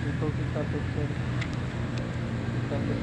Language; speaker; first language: Filipino; non-native, learner; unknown